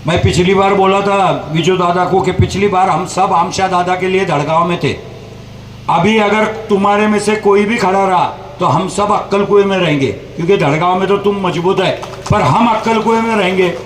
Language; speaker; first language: Hindi; non-native, local second language; Marathi